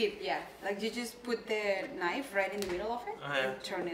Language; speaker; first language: English; non-native, fluent; Spanish